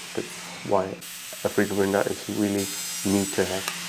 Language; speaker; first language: English; non-native, fluent; German